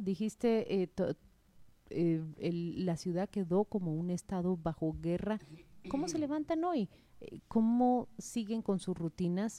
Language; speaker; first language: Spanish; native; Spanish